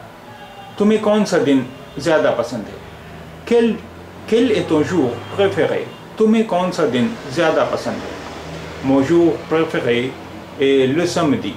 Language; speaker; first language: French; non-native, fluent; Urdu